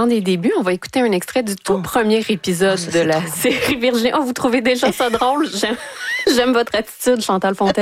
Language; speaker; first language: French; native; French